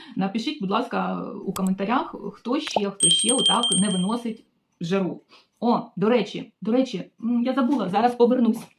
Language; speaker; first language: Ukrainian; native; Ukrainian